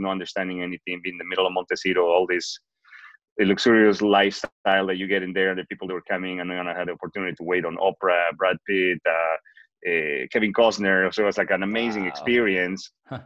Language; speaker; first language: English; non-native, fluent; Spanish